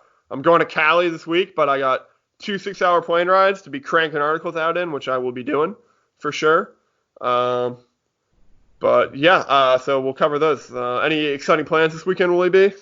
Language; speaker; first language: English; native; English